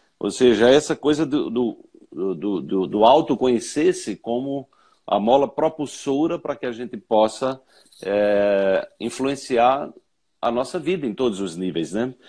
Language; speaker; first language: Portuguese; native; Portuguese